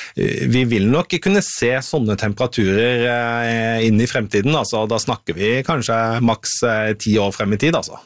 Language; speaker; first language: Norwegian; native; Norwegian